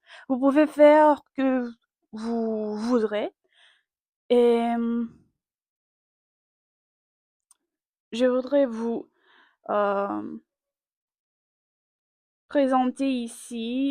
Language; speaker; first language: French; non-native, learner; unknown